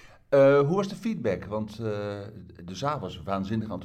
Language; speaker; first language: Dutch; native; Dutch